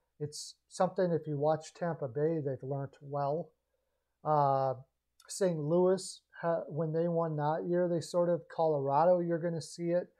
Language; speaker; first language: English; native; English